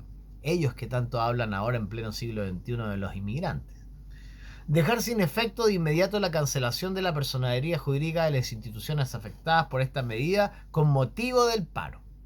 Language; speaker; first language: Spanish; native; Spanish